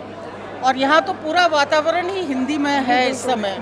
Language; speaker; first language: Hindi; native; Hindi